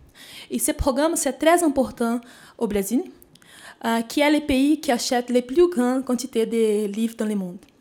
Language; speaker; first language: French; non-native, fluent; Portuguese